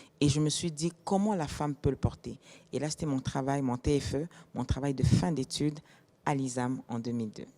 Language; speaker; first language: French; non-native, local second language; Lingala